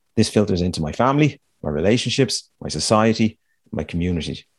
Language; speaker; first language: English; native; English